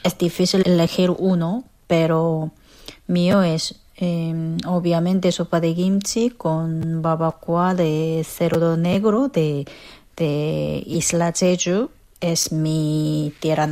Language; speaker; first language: Spanish; non-native, learner; Korean